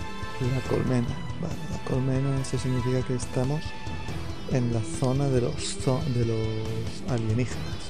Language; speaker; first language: Spanish; native; Spanish